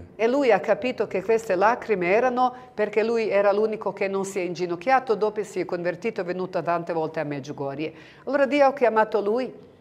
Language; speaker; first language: Italian; non-native, fluent; Bosnian